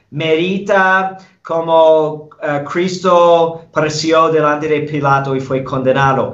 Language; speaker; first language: Spanish; non-native, fluent; English